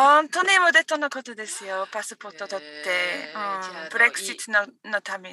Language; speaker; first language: Japanese; non-native, learner; English